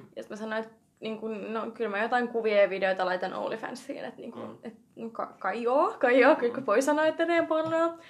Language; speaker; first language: Finnish; native; Finnish